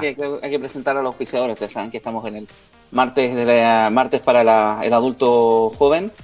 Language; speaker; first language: Spanish; native; Spanish